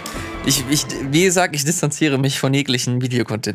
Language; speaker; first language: German; native; German